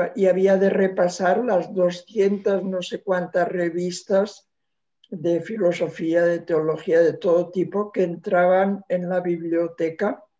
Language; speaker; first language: Spanish; non-native, local second language; Catalan